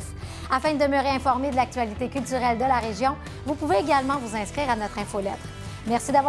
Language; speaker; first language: French; native; French